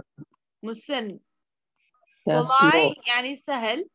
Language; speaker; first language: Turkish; non-native, fluent; Arabic